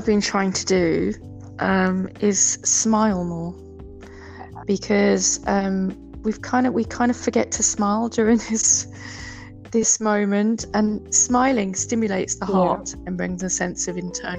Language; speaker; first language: English; native; English